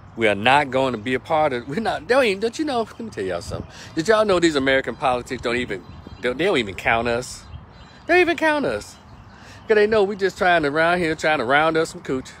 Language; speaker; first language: English; native; English